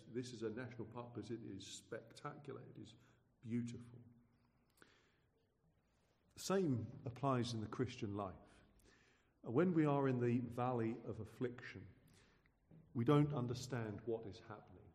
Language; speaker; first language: English; native; English